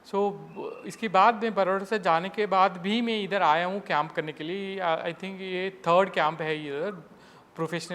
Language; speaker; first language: Hindi; non-native, local second language; Telugu